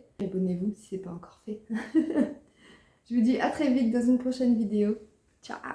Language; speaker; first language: French; native; French